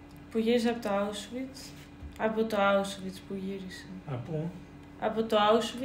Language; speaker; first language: Greek; early bilingual, heritage; Greek